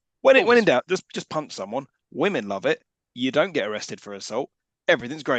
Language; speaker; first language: English; native; English